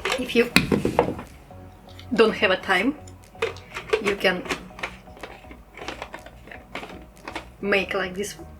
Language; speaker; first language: English; non-native, learner; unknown